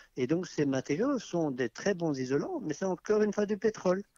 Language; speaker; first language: French; native; French